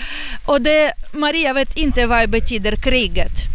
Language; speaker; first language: Swedish; non-native, learner; Ukrainian